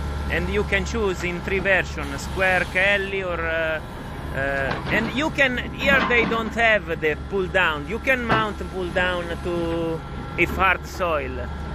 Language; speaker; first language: English; non-native, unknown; Italian